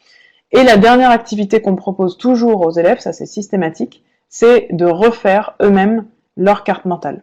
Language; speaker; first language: French; native; French